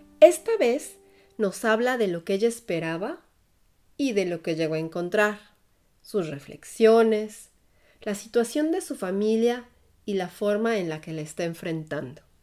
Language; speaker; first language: Spanish; native; Spanish